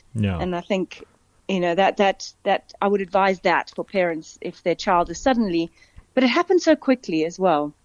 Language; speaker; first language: English; native; English